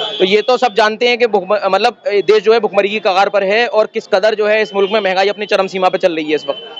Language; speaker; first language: Hindi; native; Hindi